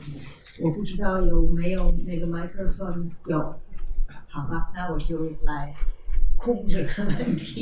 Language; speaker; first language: Chinese; non-native, fluent; Czech